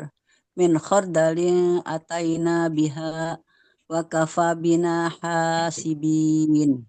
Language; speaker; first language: Arabic; non-native, learner; Indonesian